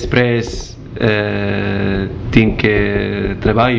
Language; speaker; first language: Catalan; non-native, learner; Arabic